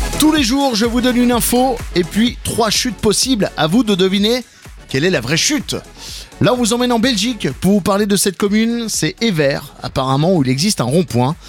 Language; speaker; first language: French; native; French